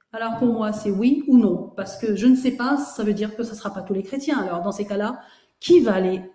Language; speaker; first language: French; native; French